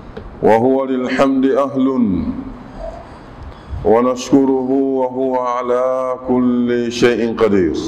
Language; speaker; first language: Arabic; non-native, fluent; Swahili